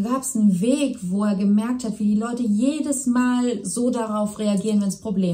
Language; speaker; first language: German; native; German